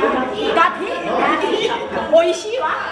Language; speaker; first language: Japanese; non-native, fluent; Thai